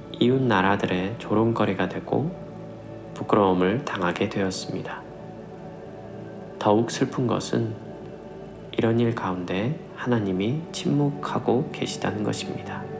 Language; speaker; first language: Korean; native; Korean